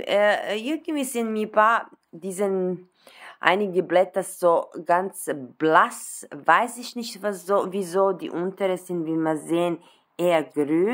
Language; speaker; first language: German; non-native, fluent; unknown